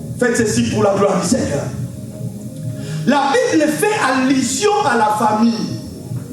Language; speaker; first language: French; non-native, local second language; Lingala